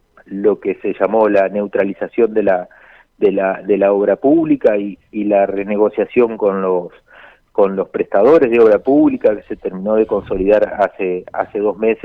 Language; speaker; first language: Spanish; native; Spanish